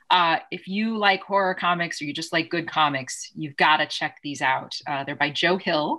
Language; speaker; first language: English; native; English